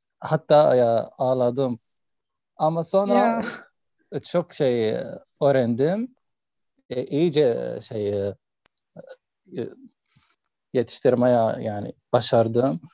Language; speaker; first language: Turkish; non-native, learner; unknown